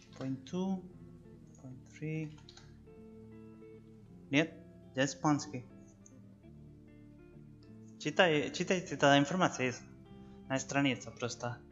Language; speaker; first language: Russian; non-native, learner; Spanish